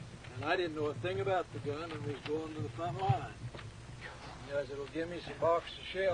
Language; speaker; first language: English; native; English